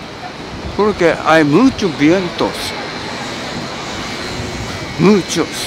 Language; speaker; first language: Spanish; non-native, learner; Japanese